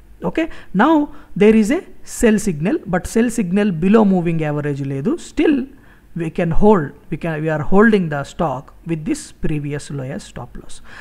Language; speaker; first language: English; non-native, local second language; Telugu